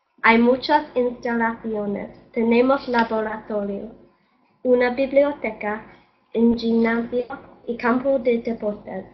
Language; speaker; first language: Spanish; non-native, learner; English